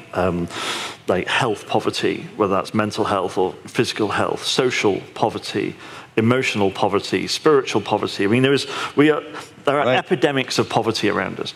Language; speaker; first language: English; native; English